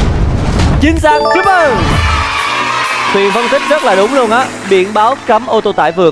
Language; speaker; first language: Vietnamese; native; Vietnamese